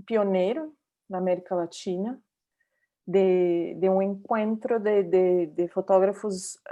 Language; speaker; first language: Spanish; non-native, learner; Portuguese